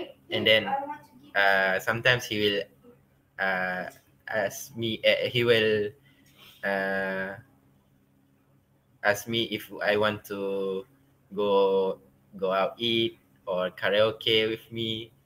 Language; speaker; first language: English; non-native, local second language; Malay